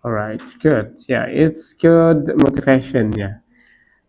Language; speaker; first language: English; non-native, learner; Indonesian